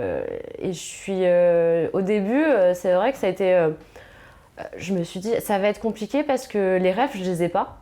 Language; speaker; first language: French; native; French